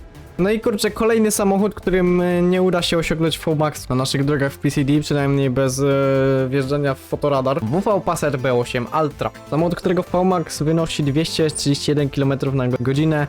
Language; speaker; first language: Polish; native; Polish